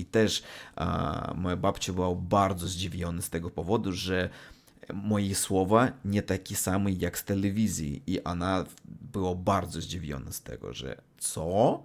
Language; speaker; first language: Polish; non-native, learner; Russian